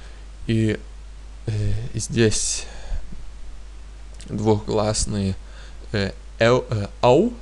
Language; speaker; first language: Russian; non-native, fluent; Lithuanian